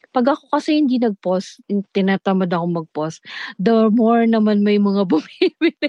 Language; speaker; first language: Filipino; non-native, local second language; Pampanga